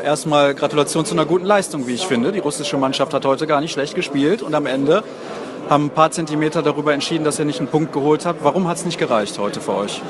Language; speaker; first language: German; native; German